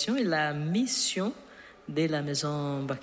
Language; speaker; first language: French; non-native, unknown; Portuguese